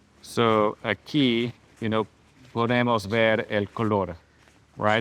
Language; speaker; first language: Spanish; non-native, learner; English